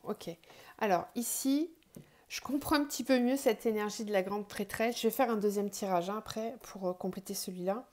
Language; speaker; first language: French; native; French